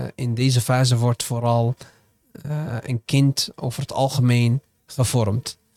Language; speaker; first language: Dutch; early bilingual, other home language; Arabic